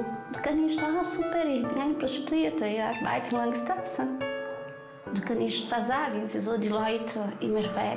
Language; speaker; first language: German; non-native, learner; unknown